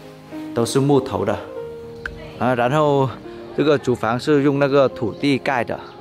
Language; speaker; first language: Chinese; non-native, fluent; Vietnamese